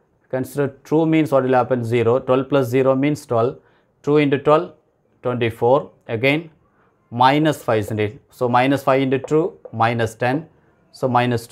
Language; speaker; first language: English; non-native, local second language; Tamil